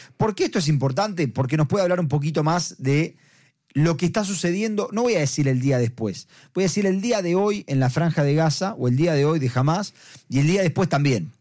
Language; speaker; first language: Spanish; native; Spanish